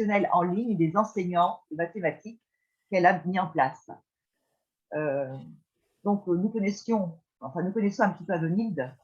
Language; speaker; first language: French; native; French